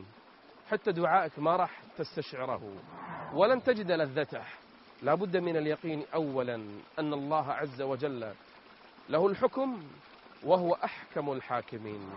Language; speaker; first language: Arabic; native; Arabic